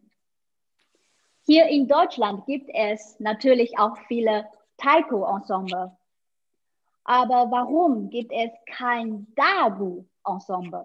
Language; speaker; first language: German; non-native, fluent; Chinese